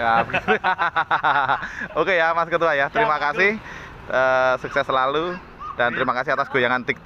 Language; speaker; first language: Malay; non-native, local second language; Javanese